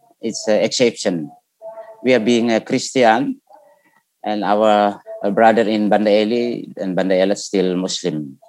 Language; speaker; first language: English; non-native, learner; Indonesian